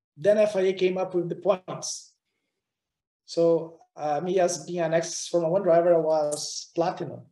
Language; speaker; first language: English; non-native, fluent; Portuguese